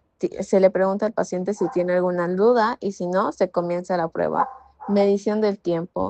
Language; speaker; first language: Spanish; native; Spanish